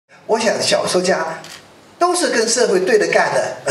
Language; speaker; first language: Chinese; native; Chinese